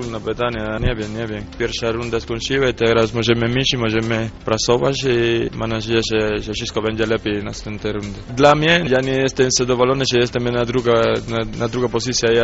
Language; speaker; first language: Polish; non-native, learner; Spanish